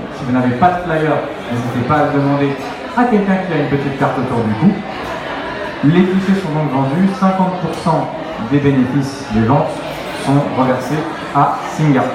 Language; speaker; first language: French; native; French